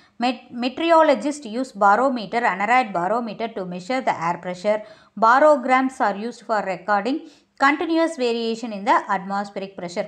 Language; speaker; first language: English; non-native, local second language; Tamil